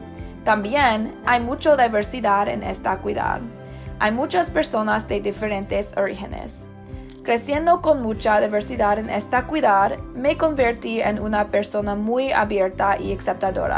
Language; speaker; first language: Spanish; non-native, learner; English